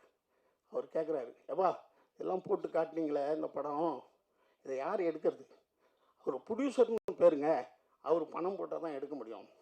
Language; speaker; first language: Tamil; native; Tamil